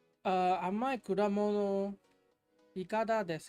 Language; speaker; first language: Japanese; non-native, learner; English